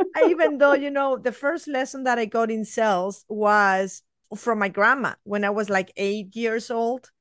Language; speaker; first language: English; non-native, fluent; Spanish